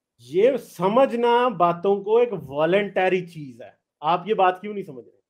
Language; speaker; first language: Urdu; native; Urdu